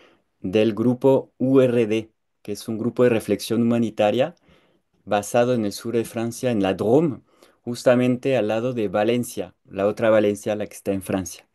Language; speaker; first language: Spanish; non-native, fluent; French